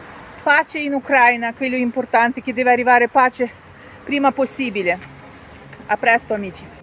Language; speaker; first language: Italian; non-native, learner; Russian